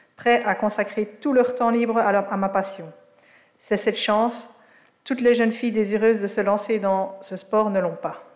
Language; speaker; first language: French; native; French